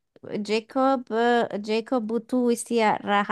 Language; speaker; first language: Indonesian; non-native, learner; English